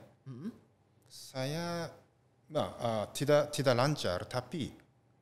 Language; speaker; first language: Indonesian; non-native, learner; Japanese